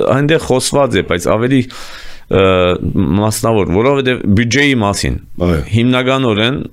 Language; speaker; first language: Armenian; early bilingual, heritage; Armenian